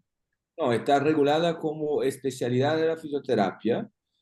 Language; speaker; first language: Spanish; non-native, fluent; Portuguese